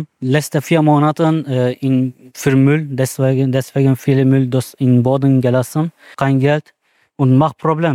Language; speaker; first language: German; non-native, learner; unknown